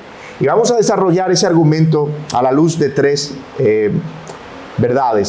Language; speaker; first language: Spanish; native; Spanish